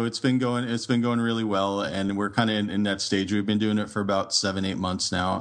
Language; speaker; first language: English; native; English